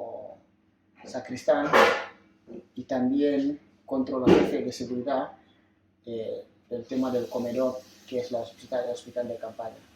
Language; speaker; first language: Spanish; non-native, fluent; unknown